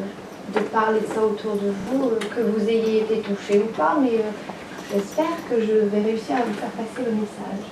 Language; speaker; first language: French; native; French